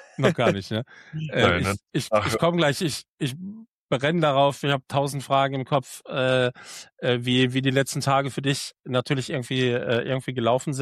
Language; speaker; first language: German; native; German